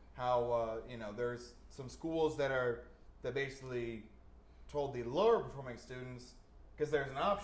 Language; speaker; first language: English; native; English